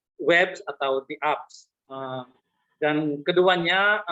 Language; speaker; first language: Indonesian; non-native, fluent; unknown